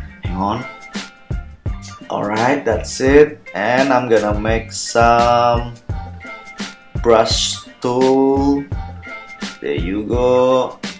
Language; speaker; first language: English; non-native, fluent; Indonesian